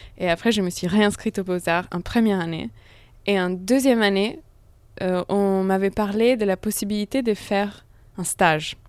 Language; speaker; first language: French; non-native, fluent; Italian